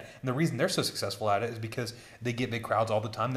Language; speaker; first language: English; native; English